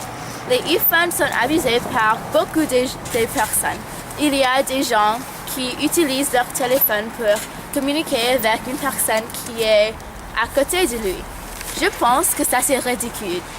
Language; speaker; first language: French; non-native, learner; English